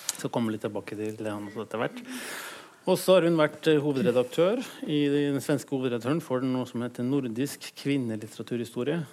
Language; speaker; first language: Norwegian; native; Norwegian